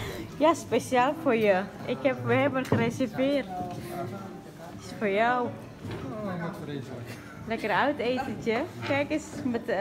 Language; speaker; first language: Dutch; non-native, learner; Indonesian